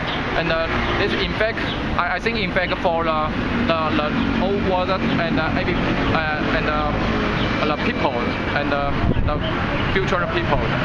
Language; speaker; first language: English; non-native, learner; Chinese